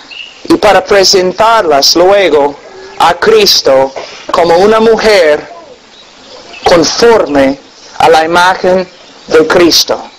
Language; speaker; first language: Spanish; non-native, fluent; English